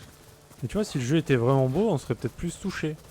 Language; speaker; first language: French; native; French